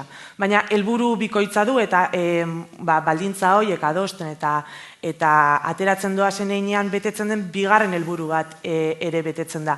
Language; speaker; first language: Basque; native; Basque